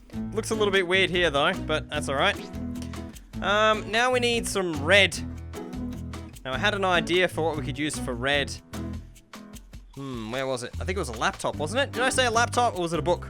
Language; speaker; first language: English; native; English